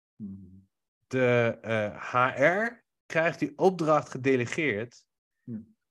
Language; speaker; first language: Dutch; early bilingual, other home language; Persian